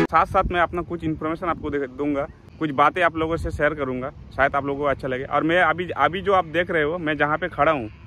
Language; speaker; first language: Hindi; non-native, local second language; Bangla